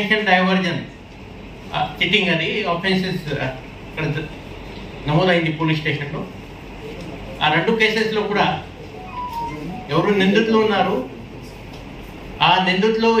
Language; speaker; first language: Telugu; native; Telugu